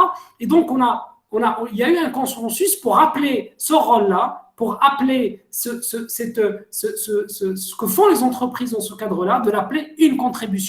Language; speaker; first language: French; non-native, local second language; Arabic